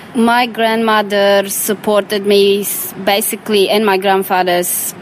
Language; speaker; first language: English; non-native, fluent; Romanian